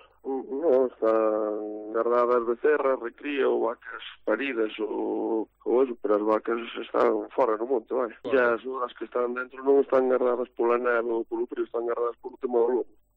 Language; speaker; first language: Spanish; non-native, local second language; Galician